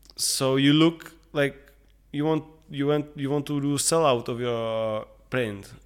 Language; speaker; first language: English; non-native, fluent; Czech